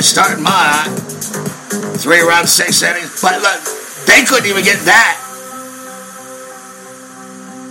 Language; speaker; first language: English; native; English